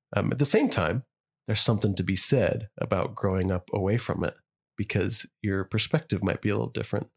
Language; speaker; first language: English; native; English